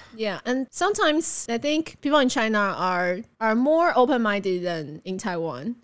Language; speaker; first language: English; non-native, fluent; Chinese